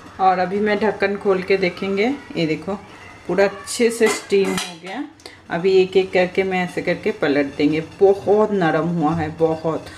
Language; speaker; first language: Hindi; non-native, local second language; Bangla